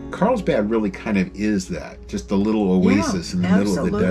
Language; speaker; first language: English; native; English